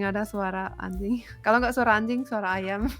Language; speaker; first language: Indonesian; non-native, fluent; Finnish